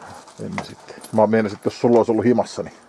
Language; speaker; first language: Finnish; native; Finnish